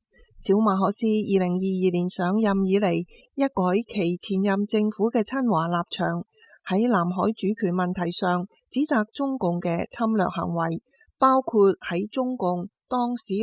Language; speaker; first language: Chinese; non-native, local second language; Cantonese